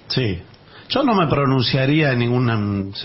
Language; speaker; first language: Spanish; native; Spanish